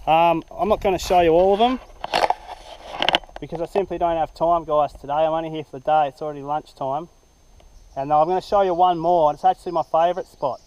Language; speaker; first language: English; native; English